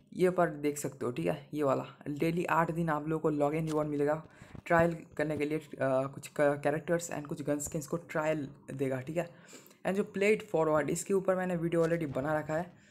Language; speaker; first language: Hindi; non-native, local second language; Bangla